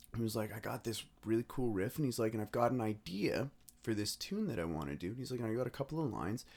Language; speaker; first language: English; native; English